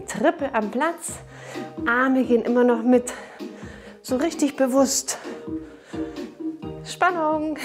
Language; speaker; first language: German; native; German